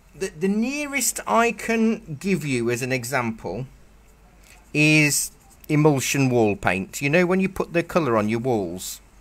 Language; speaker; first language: English; native; English